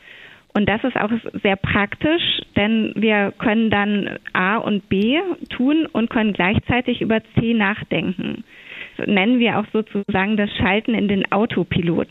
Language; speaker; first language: German; native; German